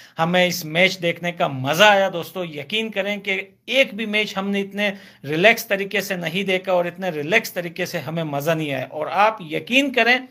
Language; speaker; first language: Urdu; non-native, fluent; Pashto